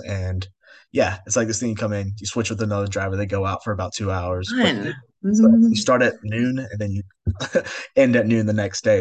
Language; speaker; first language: English; native; English